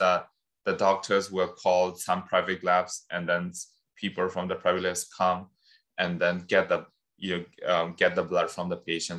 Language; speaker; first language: English; non-native, fluent; Burmese